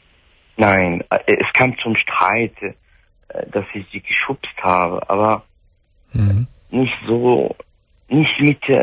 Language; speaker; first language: German; non-native, fluent; Arabic